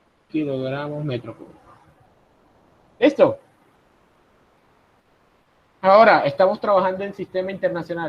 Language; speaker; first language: Spanish; native; Spanish